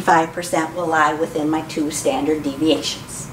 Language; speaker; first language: English; native; English